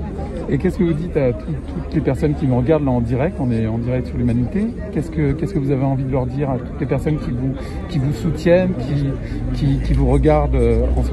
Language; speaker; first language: French; native; French